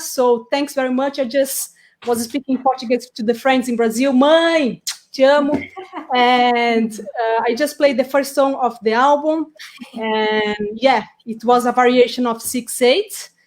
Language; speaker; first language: English; non-native, fluent; Portuguese